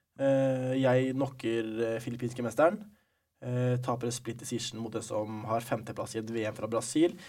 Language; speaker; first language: Norwegian; early bilingual, other home language; Arabic